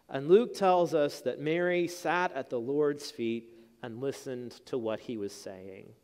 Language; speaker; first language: English; native; English